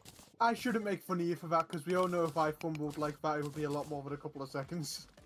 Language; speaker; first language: English; native; English